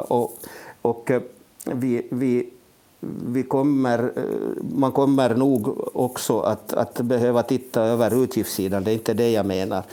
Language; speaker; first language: Swedish; native; Swedish